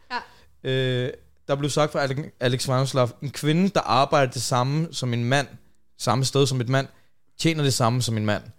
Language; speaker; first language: Danish; native; Danish